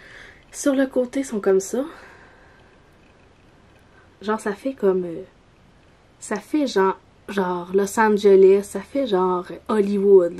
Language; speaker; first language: French; native; French